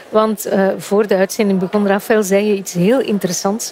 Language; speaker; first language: Dutch; native; Dutch